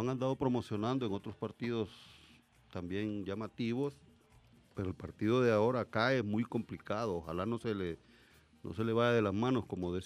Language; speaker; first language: Spanish; native; Spanish